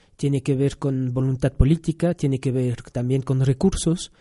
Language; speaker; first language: Spanish; non-native, fluent; French